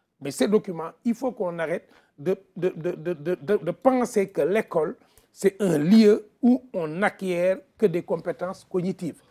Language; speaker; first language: French; non-native, local second language; Wolof